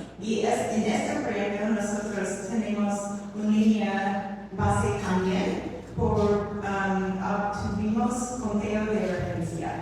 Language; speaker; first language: Spanish; non-native, learner; English